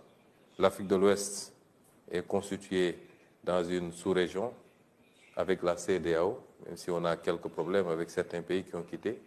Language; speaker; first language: French; non-native, local second language; Wolof